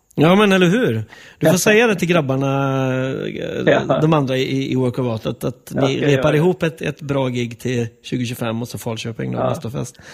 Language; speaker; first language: Swedish; native; Swedish